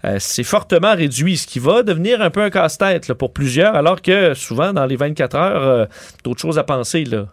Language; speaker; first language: French; native; French